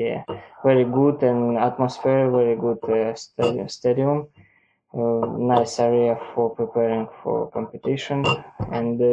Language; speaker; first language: English; non-native, learner; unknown